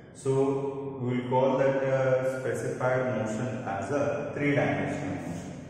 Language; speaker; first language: English; non-native, local second language; Kannada